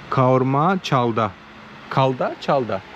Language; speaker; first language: Turkish; non-native, fluent; Azerbaijani